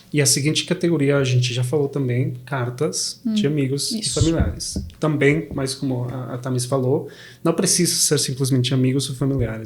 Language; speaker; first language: Portuguese; non-native, fluent; Spanish